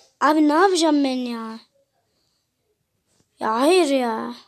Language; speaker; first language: Turkish; native; Turkish